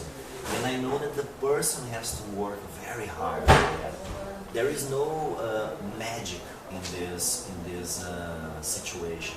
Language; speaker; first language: English; non-native, fluent; Portuguese